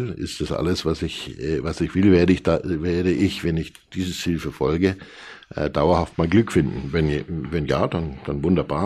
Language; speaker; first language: German; native; German